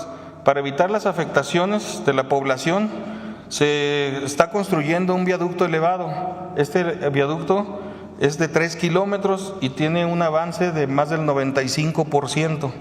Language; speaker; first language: Spanish; native; Spanish